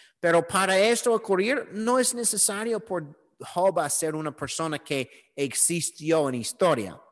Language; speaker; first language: Spanish; non-native, learner; English